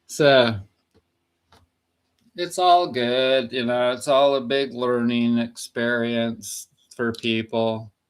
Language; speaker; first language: English; native; English